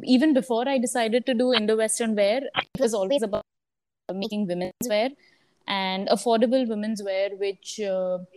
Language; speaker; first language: English; non-native, local second language; Gujarati